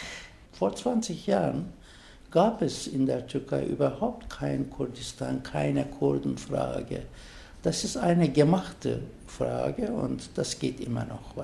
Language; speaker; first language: German; non-native, fluent; Turkish